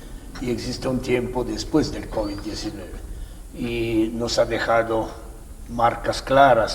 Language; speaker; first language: Spanish; native; Spanish